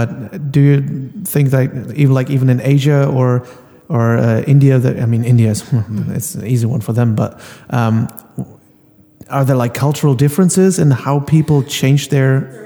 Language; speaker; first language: English; non-native, fluent; German